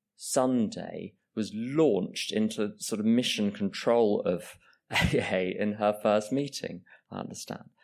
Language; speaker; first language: English; native; English